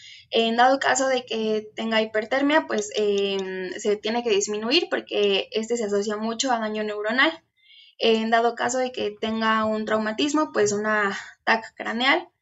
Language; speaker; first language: Spanish; native; Spanish